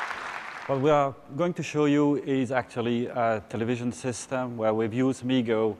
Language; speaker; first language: English; non-native, fluent; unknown